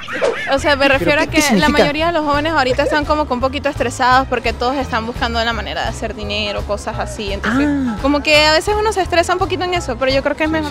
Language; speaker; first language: Spanish; native; Spanish